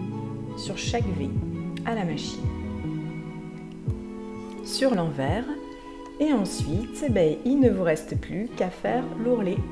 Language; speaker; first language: French; native; French